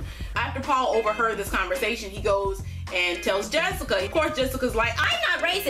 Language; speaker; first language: English; native; English